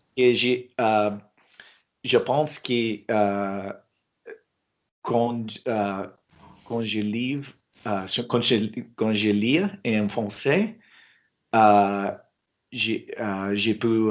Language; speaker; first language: French; non-native, learner; English